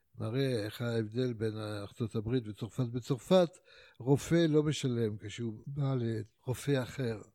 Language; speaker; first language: Hebrew; non-native, fluent; French